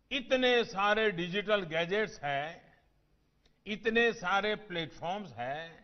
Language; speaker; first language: Hindi; non-native, local second language; Gujarati